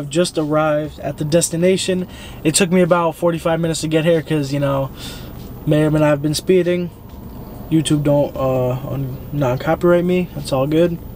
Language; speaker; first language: English; native; English